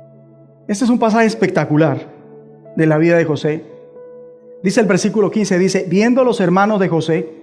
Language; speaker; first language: Spanish; native; Spanish